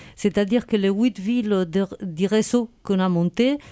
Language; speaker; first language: French; non-native, fluent; Spanish